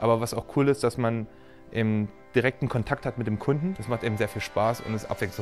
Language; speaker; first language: German; native; German